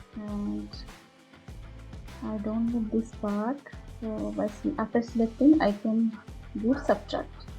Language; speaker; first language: English; non-native, local second language; Hindi